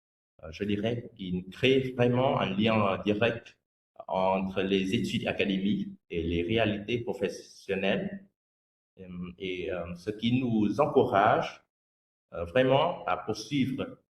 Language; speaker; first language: French; non-native, fluent; Vietnamese